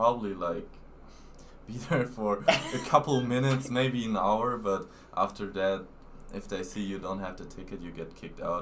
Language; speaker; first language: English; non-native, fluent; German